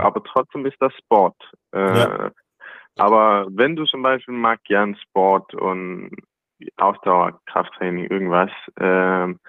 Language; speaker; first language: German; non-native, learner; Danish